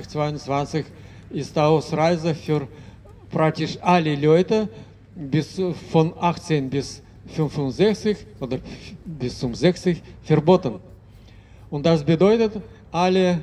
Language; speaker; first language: German; non-native, fluent; Russian